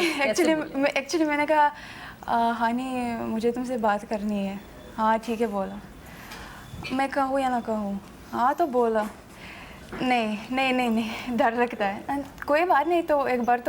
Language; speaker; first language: Hindi; non-native, fluent; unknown